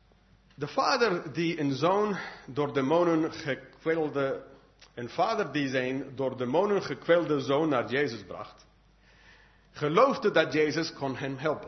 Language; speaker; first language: Dutch; non-native, fluent; English